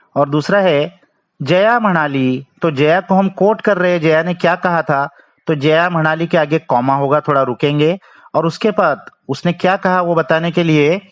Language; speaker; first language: Hindi; non-native, local second language; Marathi